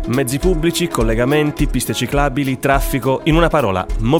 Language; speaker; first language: Italian; native; Italian